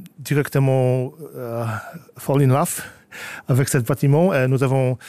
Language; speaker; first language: French; non-native, learner; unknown